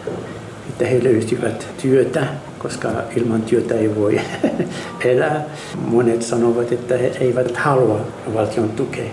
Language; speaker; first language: Finnish; non-native, fluent; Arabic